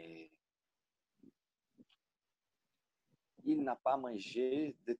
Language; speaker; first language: French; non-native, learner; Portuguese